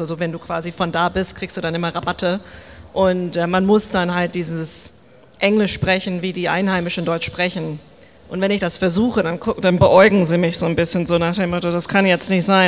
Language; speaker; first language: German; non-native, fluent; English